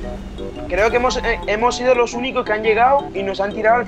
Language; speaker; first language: Spanish; native; Spanish